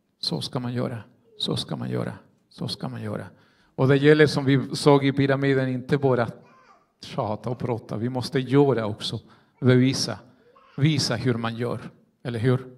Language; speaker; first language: Swedish; non-native, fluent; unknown